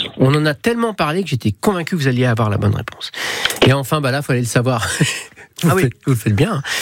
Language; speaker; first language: French; native; French